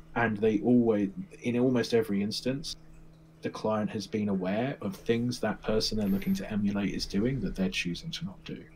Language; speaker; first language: English; native; English